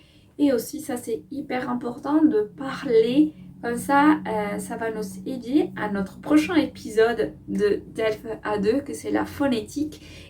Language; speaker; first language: French; non-native, fluent; Spanish